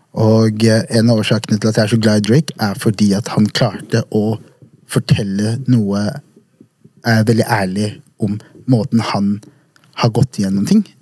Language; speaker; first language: Norwegian; early bilingual, other home language; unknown